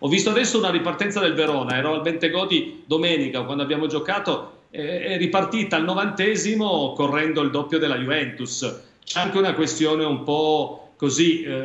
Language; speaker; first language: Italian; native; Italian